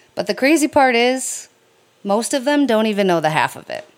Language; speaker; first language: English; native; English